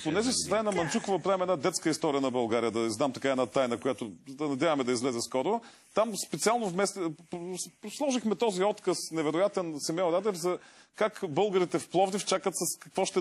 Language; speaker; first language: Bulgarian; native; Bulgarian